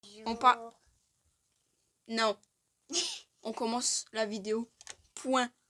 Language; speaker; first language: French; native; French